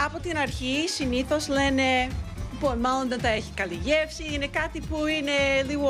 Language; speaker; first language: Greek; early bilingual, heritage; Greek